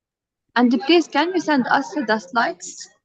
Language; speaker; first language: English; non-native, learner; Arabic